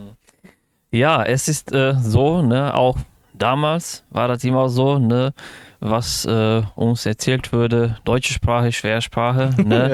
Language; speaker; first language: German; non-native, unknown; Bosnian